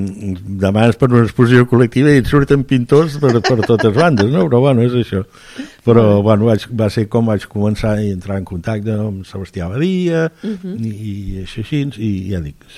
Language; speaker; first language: Catalan; native; Catalan